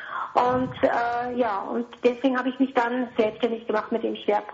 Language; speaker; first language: German; native; German